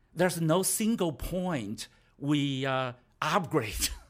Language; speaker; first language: English; non-native, fluent; Chinese